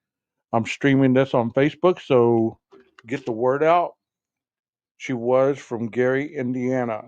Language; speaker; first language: English; native; English